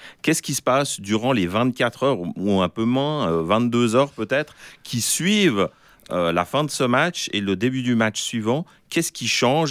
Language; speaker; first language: French; native; French